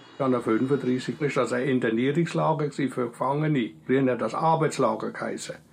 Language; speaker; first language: German; native; German